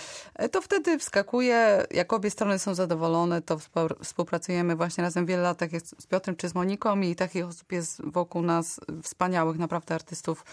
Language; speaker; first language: Polish; native; Polish